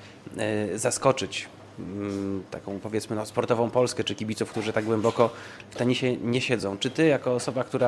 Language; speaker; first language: Polish; native; Polish